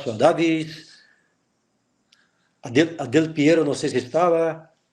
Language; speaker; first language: Spanish; non-native, fluent; Portuguese